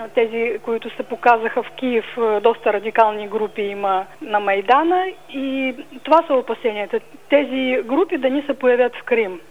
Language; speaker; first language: Bulgarian; early bilingual, heritage; Bulgarian